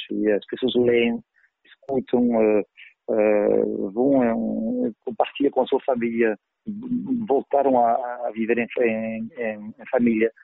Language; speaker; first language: Portuguese; non-native, fluent; French